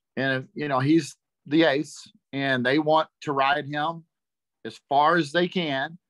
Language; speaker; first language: English; native; English